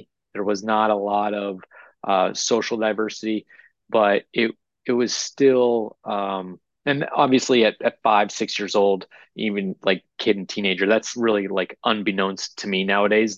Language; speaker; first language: English; native; English